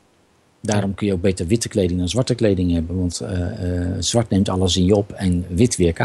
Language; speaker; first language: Dutch; native; Dutch